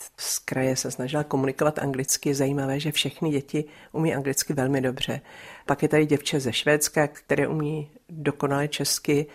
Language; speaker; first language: Czech; native; Czech